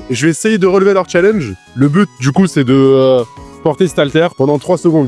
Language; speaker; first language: French; native; French